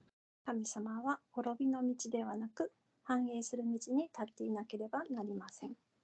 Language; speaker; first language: Japanese; non-native, fluent; Korean